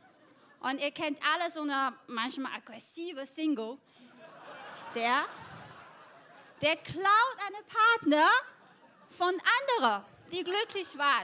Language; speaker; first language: German; non-native, fluent; Chinese